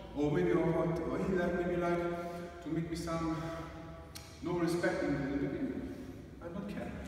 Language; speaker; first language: English; non-native, learner; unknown